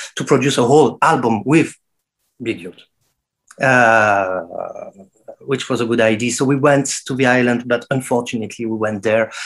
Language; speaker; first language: English; non-native, fluent; French